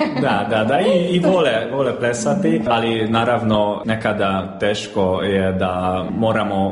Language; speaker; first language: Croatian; non-native, local second language; Hungarian